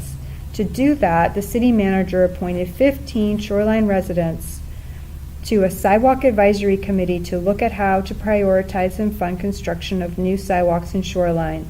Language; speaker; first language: English; native; English